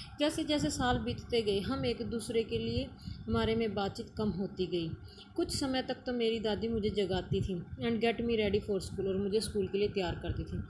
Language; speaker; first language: Hindi; native; Hindi